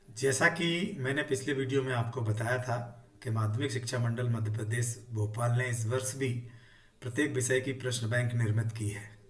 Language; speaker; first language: Hindi; native; Hindi